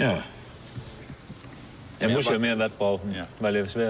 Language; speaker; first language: German; non-native, fluent; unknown